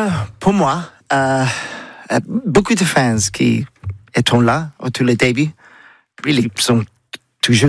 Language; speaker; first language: French; non-native, learner; English